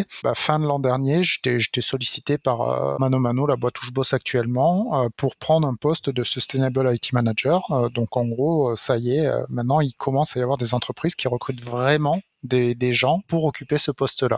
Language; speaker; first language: French; native; French